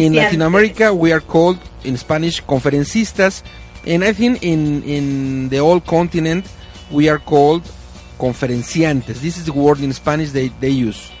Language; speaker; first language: English; non-native, learner; Spanish